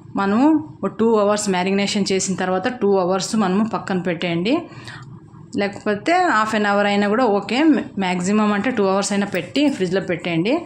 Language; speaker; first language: Telugu; native; Telugu